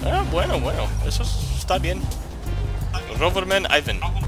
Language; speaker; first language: Spanish; non-native, learner; English